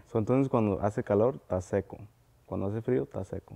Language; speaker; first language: Spanish; early bilingual, heritage; Spanish